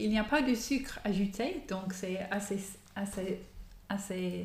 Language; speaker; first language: French; non-native, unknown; English